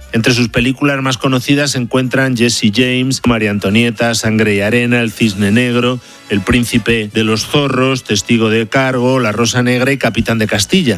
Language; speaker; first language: Spanish; native; Spanish